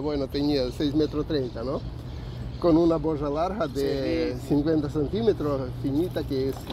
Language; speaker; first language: Spanish; non-native, fluent; Ukrainian